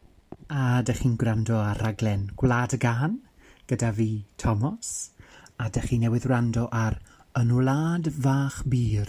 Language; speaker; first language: Welsh; native; Welsh